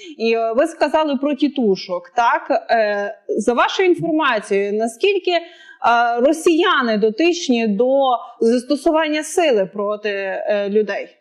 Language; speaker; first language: Ukrainian; native; Ukrainian